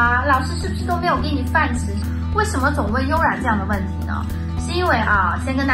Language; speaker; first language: Chinese; native; Chinese